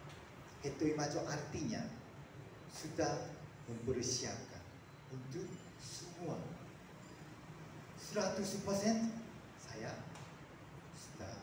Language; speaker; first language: Indonesian; non-native, fluent; Korean